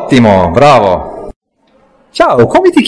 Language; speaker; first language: Italian; non-native, fluent; English